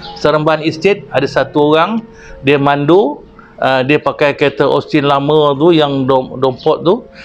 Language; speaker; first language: Malay; native; Malay